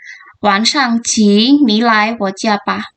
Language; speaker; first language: Chinese; non-native, fluent; Indonesian